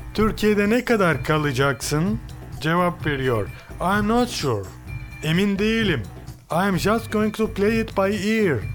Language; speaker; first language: English; non-native, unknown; Turkish